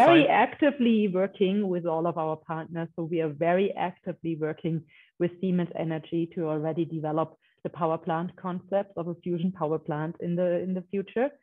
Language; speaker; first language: English; non-native, fluent; German